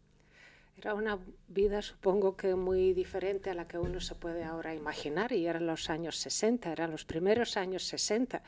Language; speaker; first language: Spanish; early bilingual, heritage; Spanish